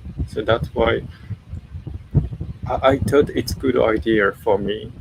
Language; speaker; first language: English; non-native, learner; Japanese